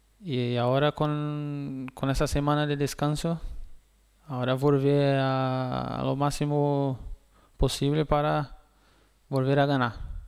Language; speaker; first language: Spanish; non-native, fluent; Portuguese